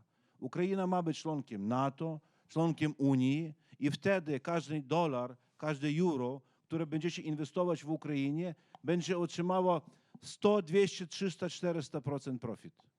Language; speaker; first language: Polish; non-native, learner; Ukrainian